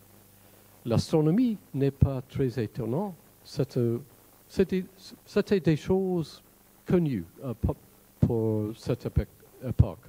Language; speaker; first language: French; non-native, fluent; English